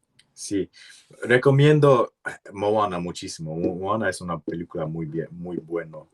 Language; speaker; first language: Spanish; non-native, learner; English